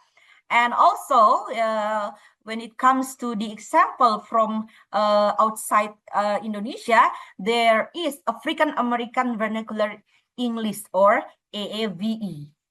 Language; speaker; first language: English; non-native, fluent; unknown